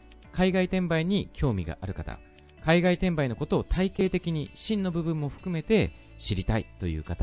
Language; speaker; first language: Japanese; native; Japanese